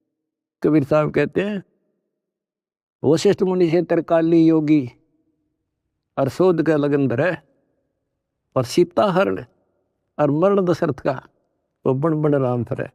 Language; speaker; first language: Hindi; native; Hindi